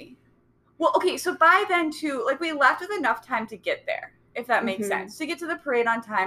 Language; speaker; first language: English; native; English